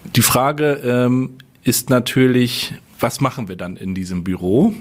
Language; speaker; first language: German; native; German